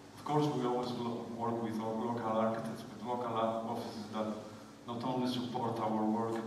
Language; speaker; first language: English; non-native, fluent; Spanish